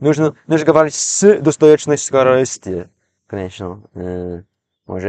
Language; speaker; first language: Russian; non-native, learner; English